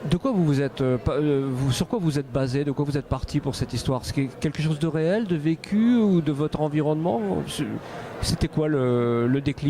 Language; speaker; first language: French; native; French